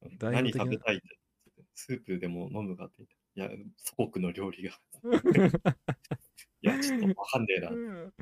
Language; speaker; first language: Japanese; native; Japanese